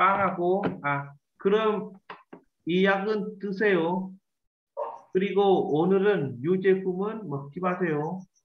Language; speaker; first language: Korean; non-native, fluent; Vietnamese